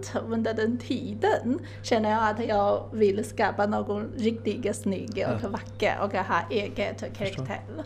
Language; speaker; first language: Swedish; non-native, learner; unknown